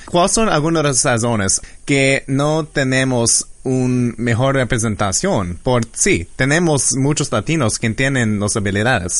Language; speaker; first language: Spanish; early bilingual, heritage; English